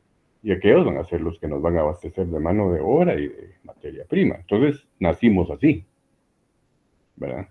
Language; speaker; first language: Spanish; native; Spanish